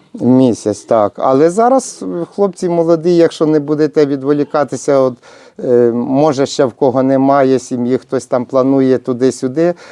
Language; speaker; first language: Ukrainian; native; Ukrainian